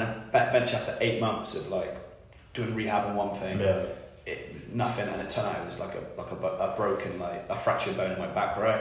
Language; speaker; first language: English; native; English